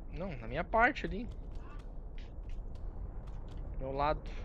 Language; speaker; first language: Portuguese; native; Portuguese